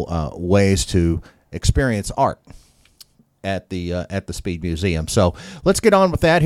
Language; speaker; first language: English; native; English